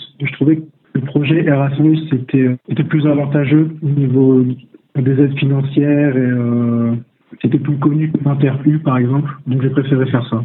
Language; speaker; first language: French; native; French